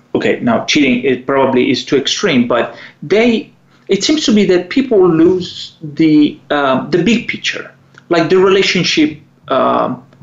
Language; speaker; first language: English; non-native, fluent; Italian